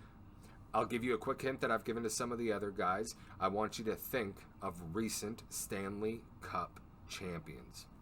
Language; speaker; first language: English; native; English